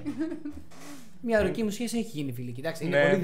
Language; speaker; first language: Greek; native; Greek